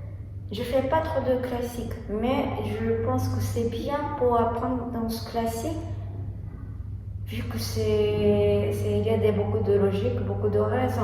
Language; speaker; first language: French; non-native, learner; Japanese